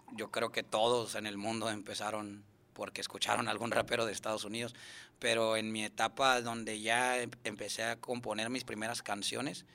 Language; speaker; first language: Spanish; native; Spanish